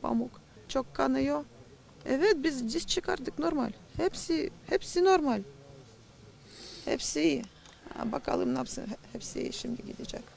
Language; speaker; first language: Turkish; non-native, learner; Russian